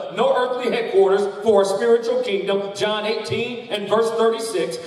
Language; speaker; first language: English; native; English